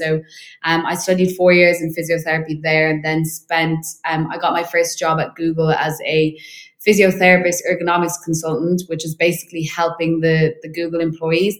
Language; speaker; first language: English; native; English